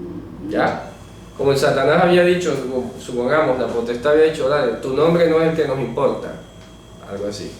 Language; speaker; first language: Spanish; native; Spanish